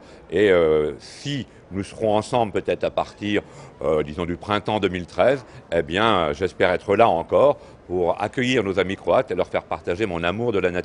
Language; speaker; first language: French; native; French